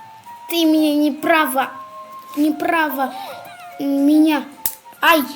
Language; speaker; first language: Russian; non-native, local second language; Kazakh